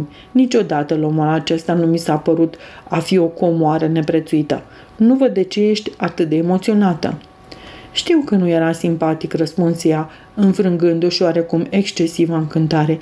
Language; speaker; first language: Romanian; native; Romanian